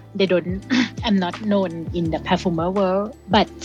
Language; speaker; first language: English; non-native, fluent; Thai